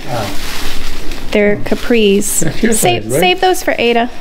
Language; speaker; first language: English; native; English